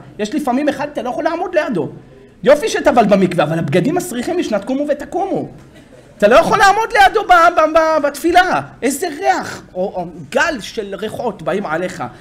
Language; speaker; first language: Hebrew; native; Hebrew